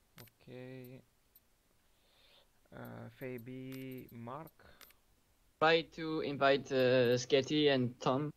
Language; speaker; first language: English; non-native, learner; French